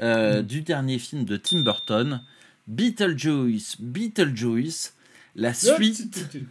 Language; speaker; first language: French; native; French